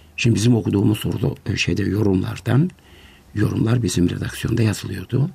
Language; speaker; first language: Turkish; native; Turkish